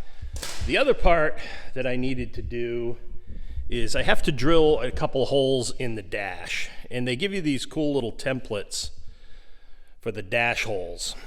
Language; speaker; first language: English; native; English